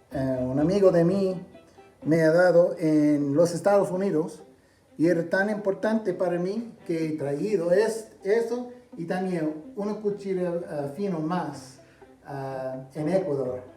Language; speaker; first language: Spanish; non-native, fluent; English